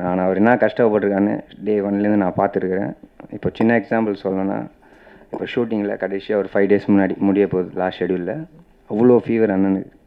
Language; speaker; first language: Tamil; native; Tamil